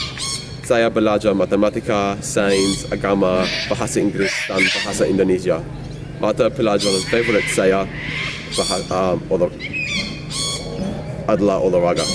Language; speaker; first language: Indonesian; non-native, learner; English